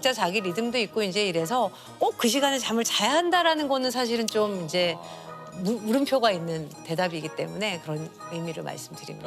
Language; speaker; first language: Korean; native; Korean